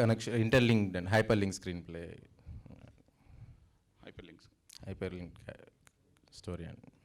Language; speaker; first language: Telugu; native; Telugu